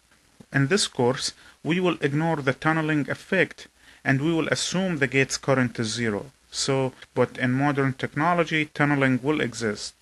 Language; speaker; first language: English; non-native, fluent; Arabic